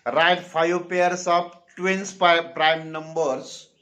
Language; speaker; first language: English; non-native, local second language; Marathi